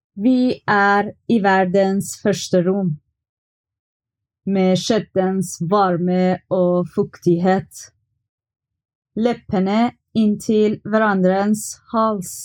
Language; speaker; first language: Norwegian; non-native, learner; Persian